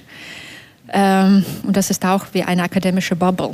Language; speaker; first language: German; non-native, fluent; Belarusian